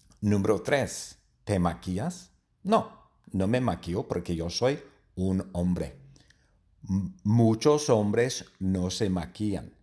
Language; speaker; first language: Spanish; non-native, learner; English